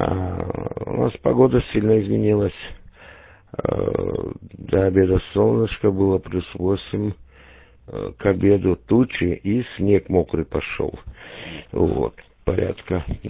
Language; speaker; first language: Russian; native; Russian